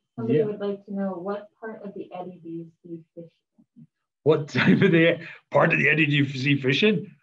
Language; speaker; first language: English; native; English